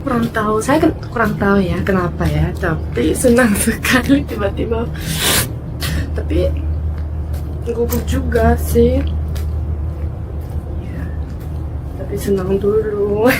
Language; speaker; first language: Indonesian; non-native, fluent; Korean